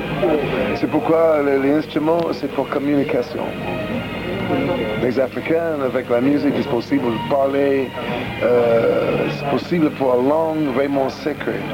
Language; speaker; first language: French; non-native, learner; English